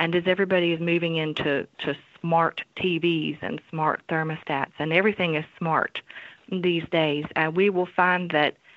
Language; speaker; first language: English; native; English